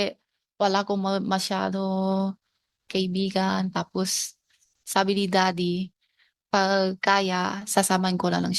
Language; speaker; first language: Filipino; non-native, learner; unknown